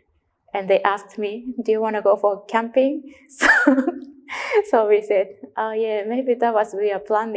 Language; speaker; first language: English; non-native, learner; Japanese